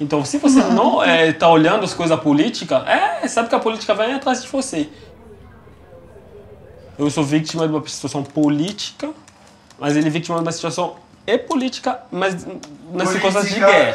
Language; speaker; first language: Portuguese; non-native, fluent; French